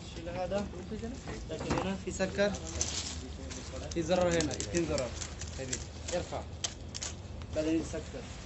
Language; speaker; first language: Arabic; non-native, learner; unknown